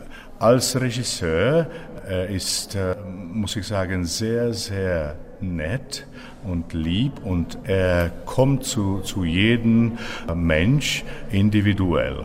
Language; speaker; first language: German; non-native, fluent; Czech